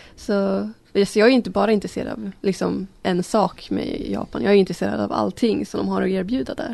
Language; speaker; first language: Swedish; native; Swedish